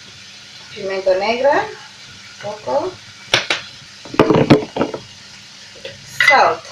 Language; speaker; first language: Spanish; non-native, learner; Indonesian